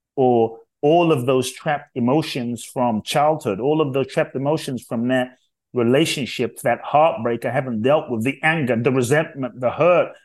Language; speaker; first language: English; native; English